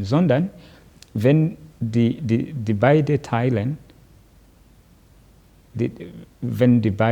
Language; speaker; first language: German; non-native, learner; Kinyarwanda